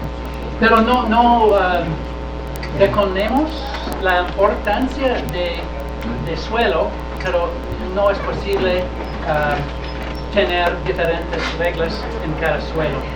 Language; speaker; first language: Spanish; non-native, learner; English